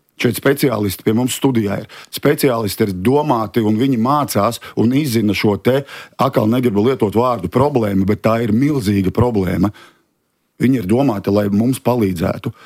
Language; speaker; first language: Latvian; native; Latvian